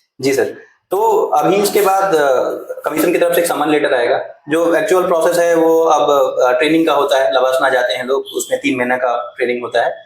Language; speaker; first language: Hindi; native; Hindi